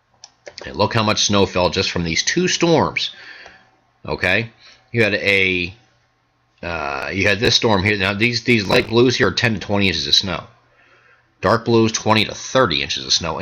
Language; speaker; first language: English; native; English